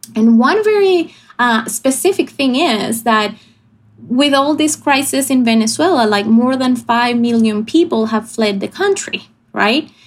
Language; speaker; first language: English; non-native, fluent; Spanish